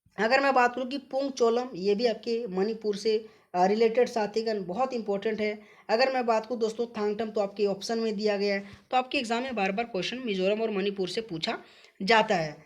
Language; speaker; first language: Hindi; native; Hindi